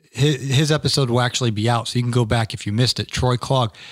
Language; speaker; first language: English; native; English